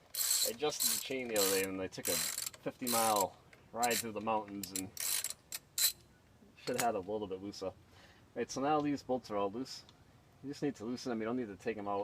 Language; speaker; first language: English; native; English